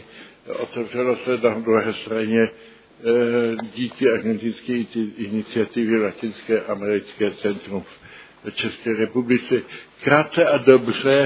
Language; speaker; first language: Czech; early bilingual, heritage; Czech